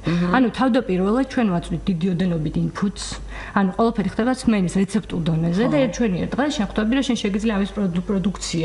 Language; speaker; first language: Georgian; native; Georgian